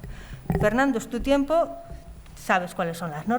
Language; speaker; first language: Spanish; native; Spanish